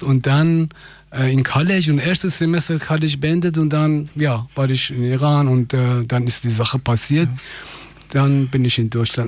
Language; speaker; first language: German; non-native, fluent; Persian